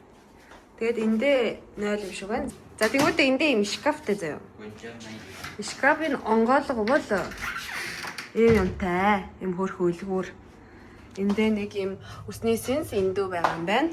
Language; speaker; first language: Mongolian; native; Mongolian